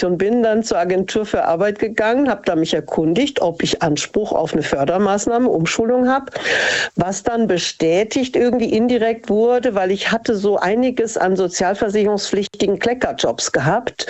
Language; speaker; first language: German; native; German